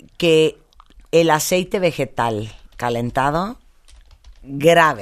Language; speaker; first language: Spanish; native; Spanish